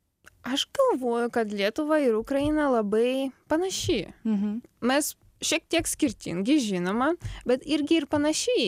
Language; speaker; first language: Lithuanian; non-native, learner; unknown